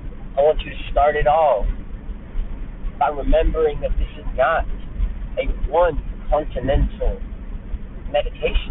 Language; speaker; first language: English; native; English